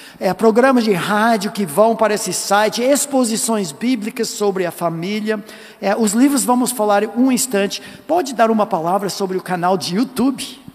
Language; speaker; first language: Portuguese; non-native, fluent; English